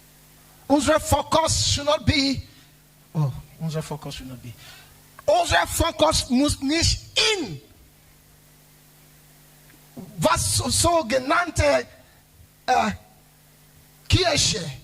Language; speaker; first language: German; non-native, learner; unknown